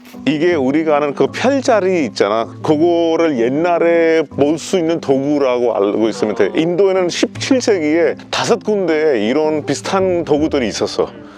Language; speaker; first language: Korean; non-native, fluent; Hindi